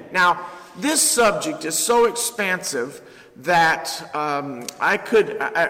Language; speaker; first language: English; native; English